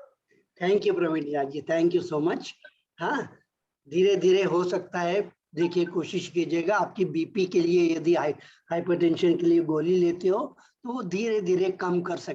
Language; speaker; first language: Hindi; native; Hindi